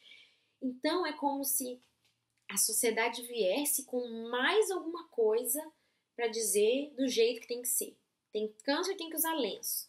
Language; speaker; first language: Portuguese; native; Portuguese